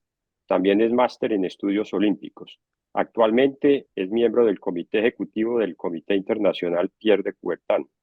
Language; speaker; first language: Spanish; native; Spanish